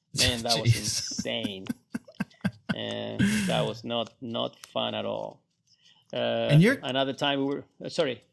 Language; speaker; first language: English; non-native, fluent; Spanish